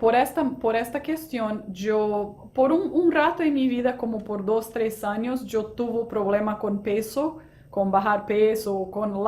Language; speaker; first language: Spanish; non-native, fluent; Portuguese